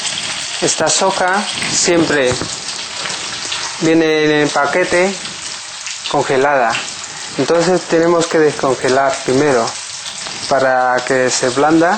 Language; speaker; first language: Spanish; non-native, learner; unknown